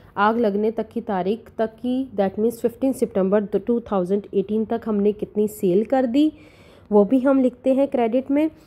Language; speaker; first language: Hindi; non-native, local second language; Punjabi